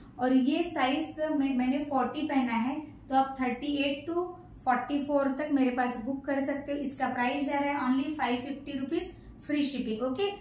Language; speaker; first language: Hindi; non-native, local second language; Marathi